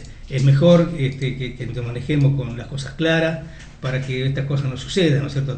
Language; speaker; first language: Spanish; native; Spanish